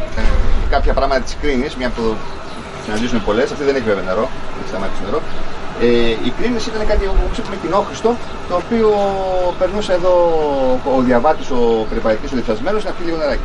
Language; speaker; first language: Greek; native; Greek